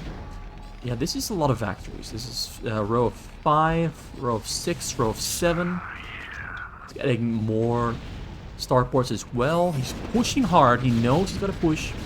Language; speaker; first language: English; native; English